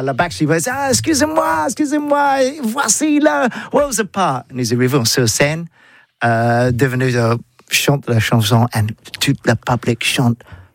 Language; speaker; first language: French; non-native, learner; English